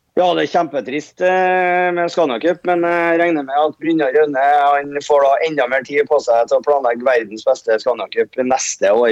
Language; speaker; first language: Norwegian; native; Norwegian